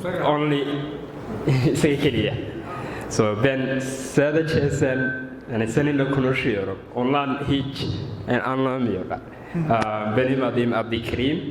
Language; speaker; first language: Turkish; non-native, learner; Somali